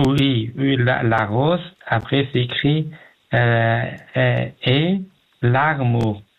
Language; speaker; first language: French; non-native, learner; Pashto